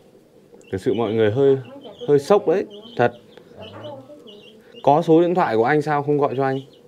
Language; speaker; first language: Vietnamese; native; Vietnamese